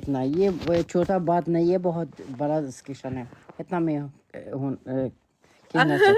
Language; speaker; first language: Hindi; non-native, learner; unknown